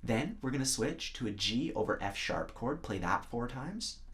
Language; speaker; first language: English; native; English